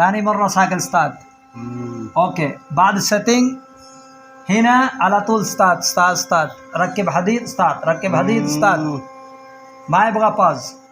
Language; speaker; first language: Arabic; non-native, learner; Punjabi